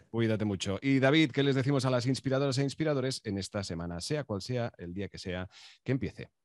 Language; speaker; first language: Spanish; native; Spanish